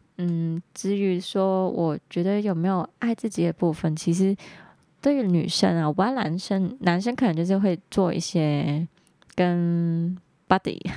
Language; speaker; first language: Chinese; non-native, local second language; Cantonese